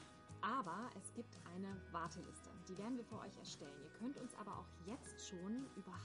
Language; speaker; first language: German; native; German